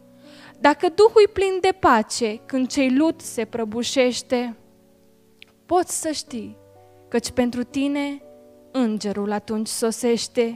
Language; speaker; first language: Romanian; native; Romanian